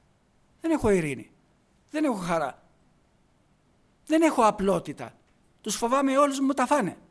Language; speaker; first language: Greek; native; Greek